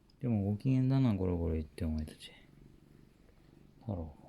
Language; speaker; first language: Japanese; native; Japanese